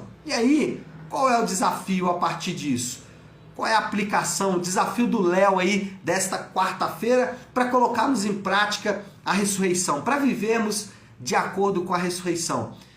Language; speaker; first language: Portuguese; native; Portuguese